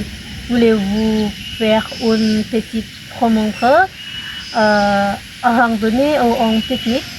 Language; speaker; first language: French; non-native, learner; Indonesian